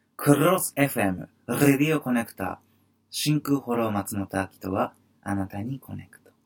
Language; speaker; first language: Japanese; native; Japanese